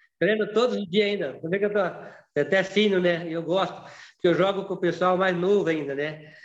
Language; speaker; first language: Portuguese; native; Portuguese